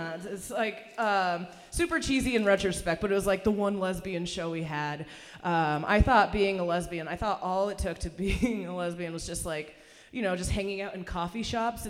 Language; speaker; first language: English; early bilingual, other home language; Persian